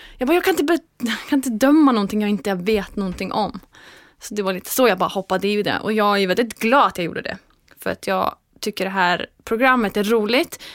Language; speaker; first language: Swedish; non-native, fluent; Icelandic